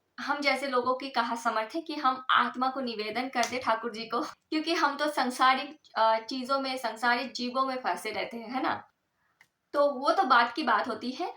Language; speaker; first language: Hindi; non-native, local second language; Bangla